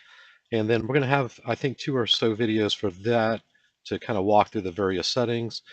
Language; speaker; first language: English; native; English